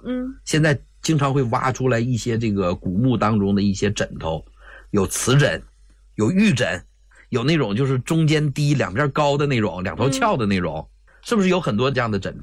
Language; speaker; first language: Chinese; native; Chinese